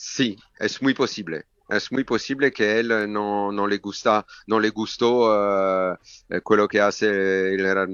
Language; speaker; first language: Spanish; non-native, learner; French